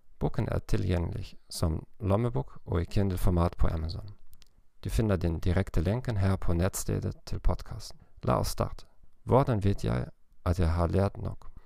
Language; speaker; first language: Norwegian; non-native, learner; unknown